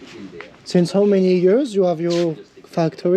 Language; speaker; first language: English; non-native, fluent; French